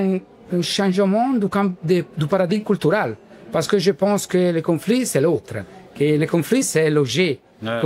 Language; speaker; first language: French; non-native, learner; Italian